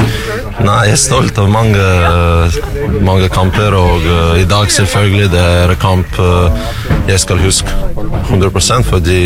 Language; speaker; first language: Norwegian; non-native, learner; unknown